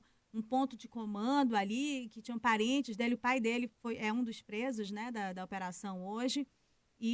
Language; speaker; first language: Portuguese; native; Portuguese